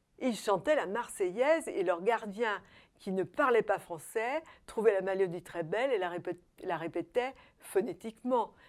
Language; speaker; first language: French; native; French